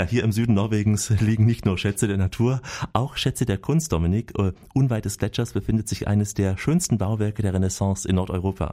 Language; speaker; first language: German; native; German